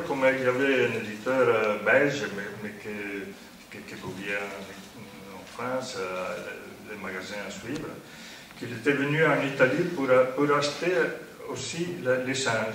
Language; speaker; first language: French; non-native, fluent; Italian